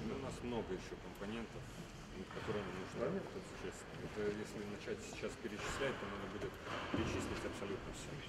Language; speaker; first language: Russian; native; Russian